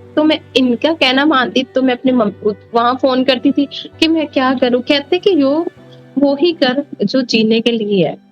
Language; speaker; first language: Hindi; non-native, local second language; Punjabi